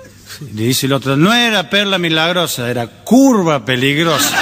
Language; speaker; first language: Spanish; native; Spanish